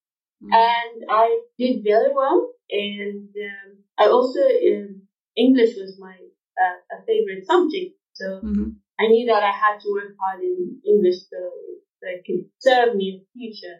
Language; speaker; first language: English; non-native, fluent; Arabic